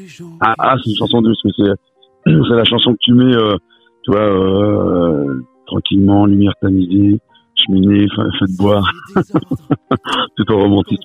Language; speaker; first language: French; native; French